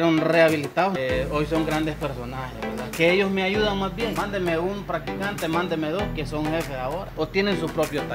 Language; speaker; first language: Spanish; native; Spanish